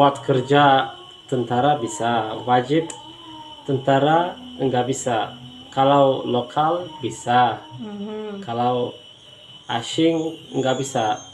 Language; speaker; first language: Indonesian; non-native, learner; Turkish